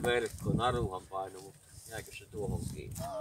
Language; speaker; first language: Finnish; native; Finnish